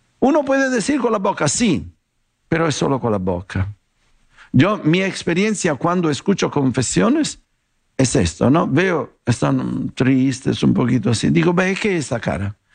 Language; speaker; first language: Spanish; non-native, fluent; Italian